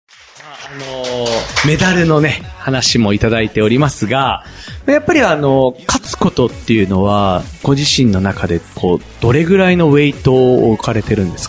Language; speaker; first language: Japanese; native; Japanese